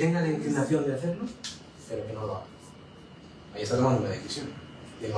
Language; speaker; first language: Spanish; native; Spanish